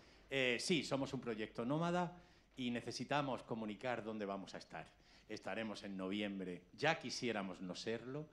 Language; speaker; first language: Spanish; native; Spanish